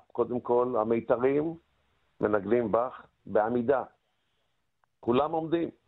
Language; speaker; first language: Hebrew; native; Hebrew